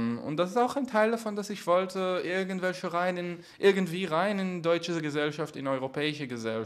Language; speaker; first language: German; non-native, fluent; Hebrew